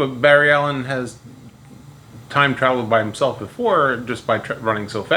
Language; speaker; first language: English; native; English